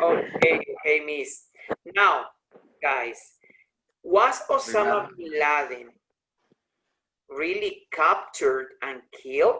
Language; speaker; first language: English; non-native, learner; Spanish